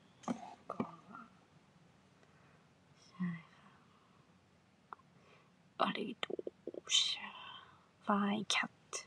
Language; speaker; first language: Thai; non-native, learner; Japanese